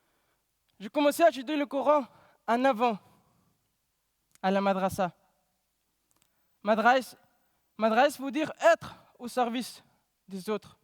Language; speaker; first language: French; non-native, learner; Pashto